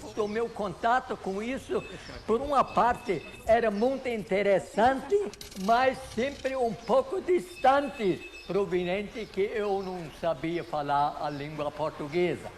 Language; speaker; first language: Portuguese; non-native, local second language; Low German